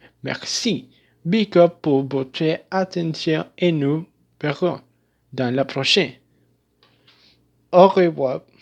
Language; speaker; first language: French; non-native, learner; Spanish